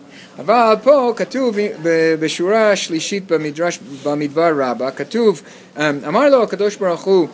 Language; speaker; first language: Hebrew; non-native, fluent; English